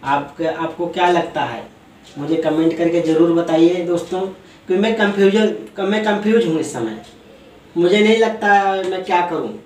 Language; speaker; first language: Hindi; native; Hindi